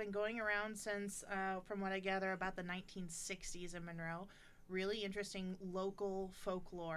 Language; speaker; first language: English; native; English